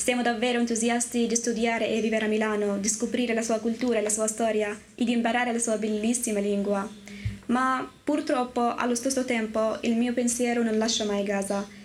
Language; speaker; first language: Italian; non-native, learner; Arabic